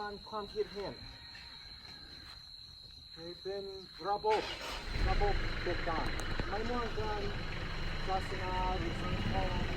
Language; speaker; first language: Thai; non-native, learner; English